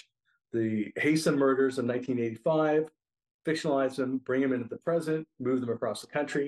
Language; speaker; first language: English; native; English